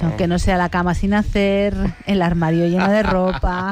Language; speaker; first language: Spanish; native; Spanish